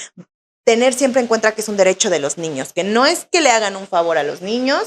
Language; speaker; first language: Spanish; native; Spanish